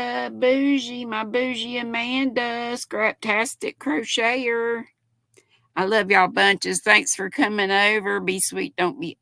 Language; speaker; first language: English; native; English